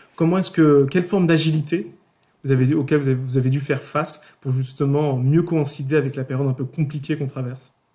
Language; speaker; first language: French; native; French